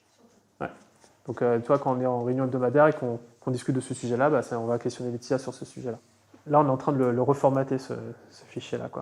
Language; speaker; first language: French; native; French